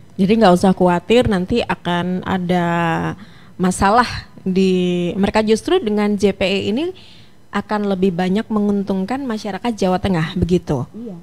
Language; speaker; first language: Indonesian; native; Indonesian